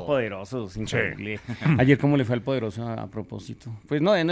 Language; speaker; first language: Spanish; native; Spanish